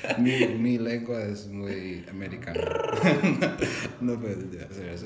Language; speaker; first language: Spanish; non-native, learner; English